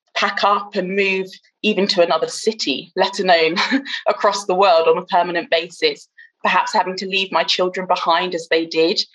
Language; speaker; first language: English; native; English